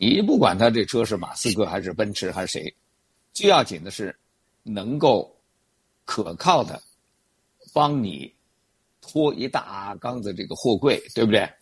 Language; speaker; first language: Chinese; native; Chinese